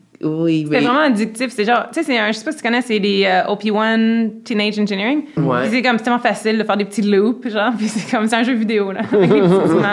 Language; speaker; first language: French; native; French